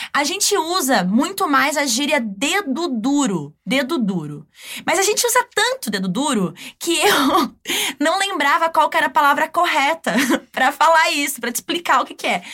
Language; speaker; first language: Portuguese; native; Portuguese